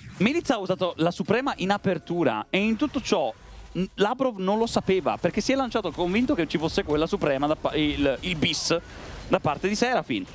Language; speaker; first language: Italian; native; Italian